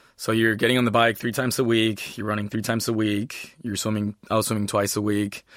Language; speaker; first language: English; early bilingual, other home language; Spanish